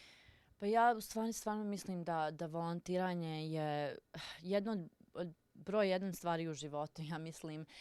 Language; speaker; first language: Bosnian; early bilingual, heritage; Serbian